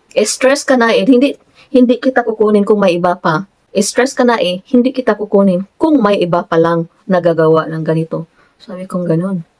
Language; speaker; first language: Filipino; non-native, local second language; Cebuano